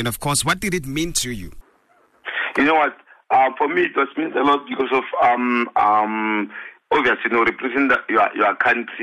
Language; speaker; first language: English; non-native, local second language; Northern Sotho